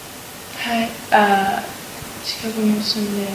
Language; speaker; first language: Japanese; non-native, learner; Chinese